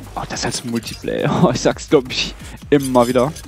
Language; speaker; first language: German; native; German